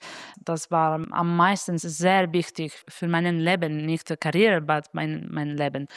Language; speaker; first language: German; non-native, fluent; Italian